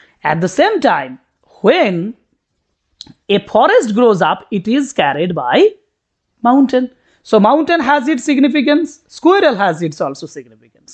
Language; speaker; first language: English; non-native, local second language; Bangla